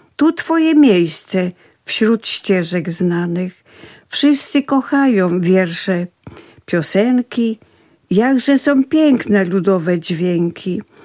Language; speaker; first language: Polish; native; Polish